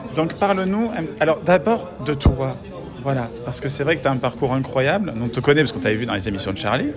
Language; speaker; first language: French; native; French